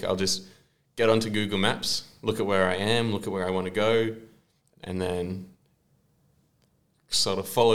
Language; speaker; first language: English; native; English